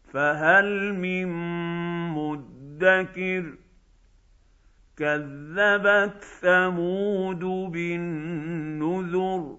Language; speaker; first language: Arabic; native; Arabic